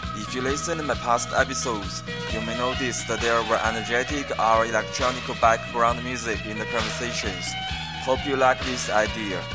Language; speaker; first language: English; non-native, fluent; Chinese